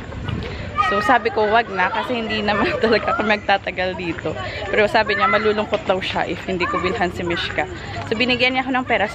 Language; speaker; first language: Filipino; non-native, local second language; Hiligaynon